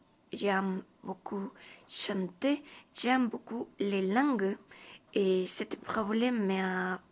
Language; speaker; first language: French; non-native, learner; Spanish